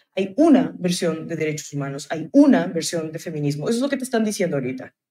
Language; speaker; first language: Spanish; native; Spanish